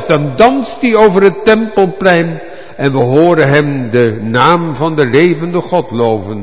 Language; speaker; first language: Dutch; native; Dutch